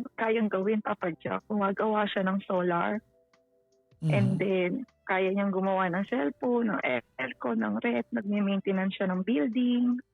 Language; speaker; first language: Filipino; native; Filipino